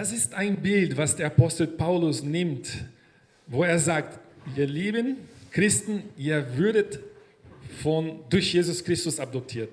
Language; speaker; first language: German; non-native, fluent; Portuguese